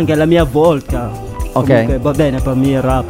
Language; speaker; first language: Italian; non-native, learner; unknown